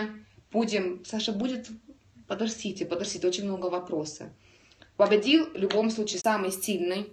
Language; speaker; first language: Russian; non-native, learner; Estonian